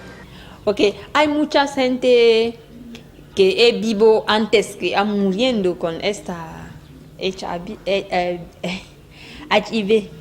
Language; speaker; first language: Spanish; non-native, learner; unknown